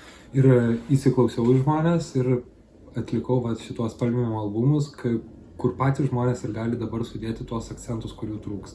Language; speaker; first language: Lithuanian; native; Lithuanian